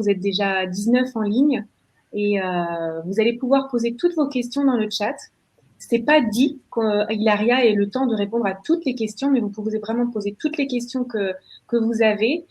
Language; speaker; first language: French; native; French